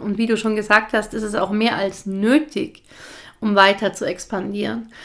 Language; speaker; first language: German; native; German